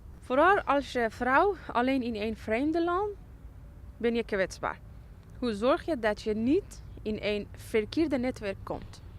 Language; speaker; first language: Dutch; non-native, fluent; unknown